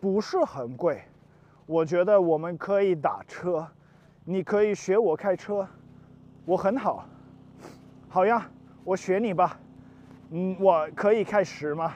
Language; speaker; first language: Chinese; non-native, learner; English